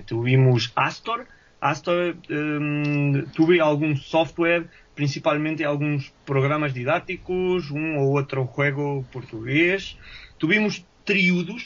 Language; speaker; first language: Spanish; non-native, fluent; Portuguese